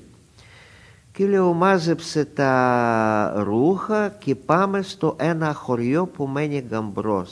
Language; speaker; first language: Greek; non-native, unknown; Russian